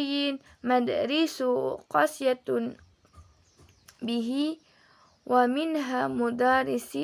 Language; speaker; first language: Arabic; non-native, learner; Indonesian